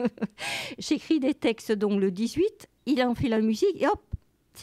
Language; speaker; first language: French; native; French